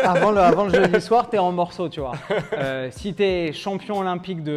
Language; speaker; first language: French; native; French